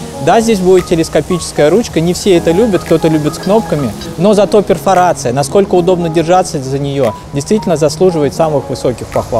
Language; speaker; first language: Russian; native; Russian